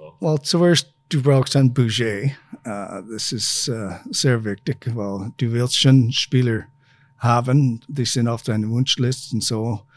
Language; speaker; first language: German; non-native, fluent; English